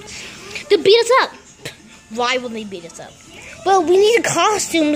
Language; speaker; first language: English; native; English